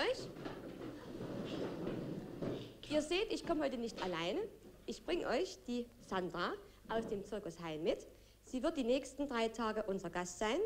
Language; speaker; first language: German; native; German